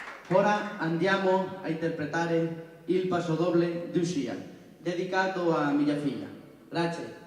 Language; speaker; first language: Italian; non-native, learner; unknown